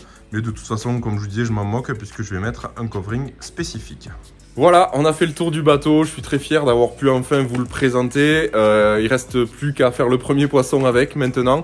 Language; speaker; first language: French; native; French